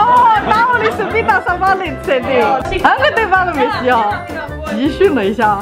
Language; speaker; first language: Finnish; non-native, learner; Chinese